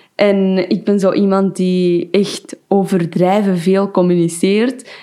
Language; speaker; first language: Dutch; non-native, fluent; Persian